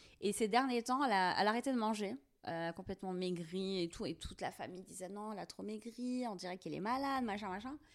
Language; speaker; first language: French; non-native, local second language; Kabyle